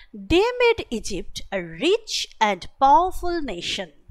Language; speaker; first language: English; non-native, local second language; Bangla